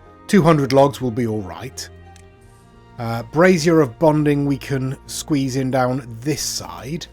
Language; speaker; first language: English; native; English